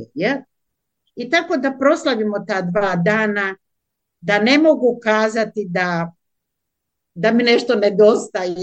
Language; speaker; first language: Croatian; native; Croatian